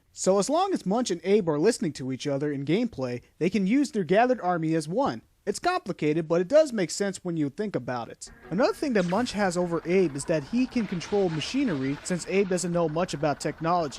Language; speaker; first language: English; non-native, fluent; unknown